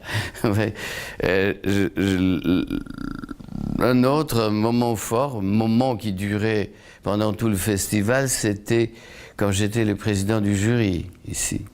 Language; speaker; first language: French; non-native, fluent; Polish